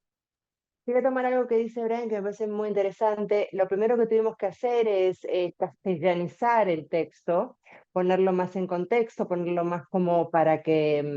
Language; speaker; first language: Spanish; native; Spanish